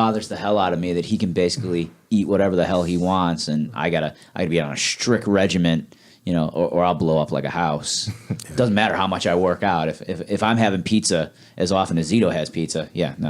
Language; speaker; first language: English; native; English